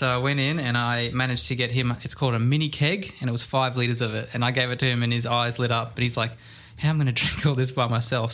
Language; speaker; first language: English; native; English